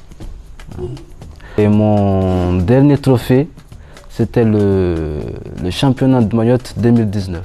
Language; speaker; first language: French; non-native, local second language; Malagasy